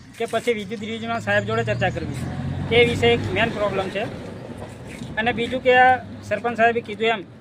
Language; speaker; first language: Gujarati; non-native, local second language; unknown